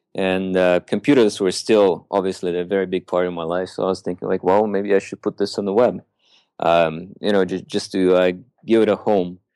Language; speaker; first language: English; early bilingual, other home language; Russian